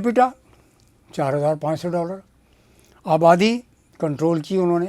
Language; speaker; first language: Urdu; native; Urdu